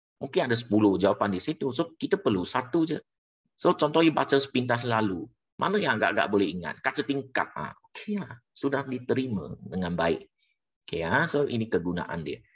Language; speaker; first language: Malay; non-native, local second language; Chinese